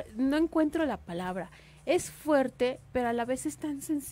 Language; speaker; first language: Spanish; native; Spanish